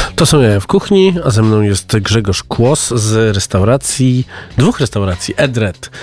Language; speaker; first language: Polish; native; Polish